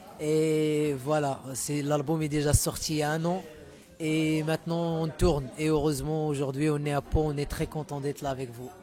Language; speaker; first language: French; non-native, local second language; Arabic